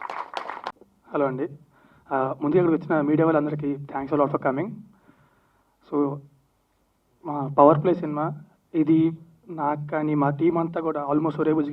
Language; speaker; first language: Telugu; native; Telugu